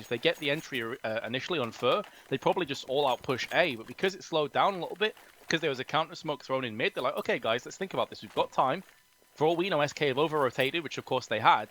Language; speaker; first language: English; native; English